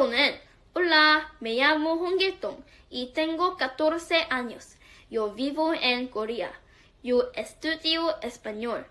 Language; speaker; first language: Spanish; non-native, learner; Korean